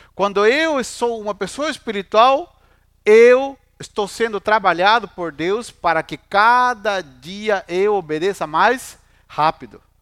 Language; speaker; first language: Portuguese; non-native, fluent; Spanish